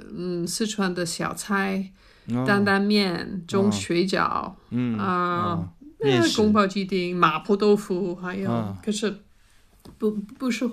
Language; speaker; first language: Chinese; non-native, fluent; English